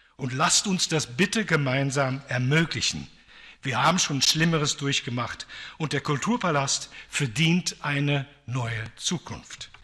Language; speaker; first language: German; non-native, fluent; Dutch